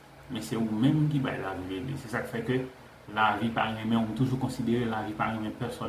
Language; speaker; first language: French; non-native, local second language; Haitian Creole